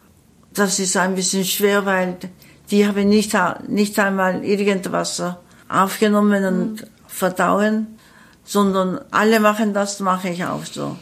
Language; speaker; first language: German; non-native, learner; Korean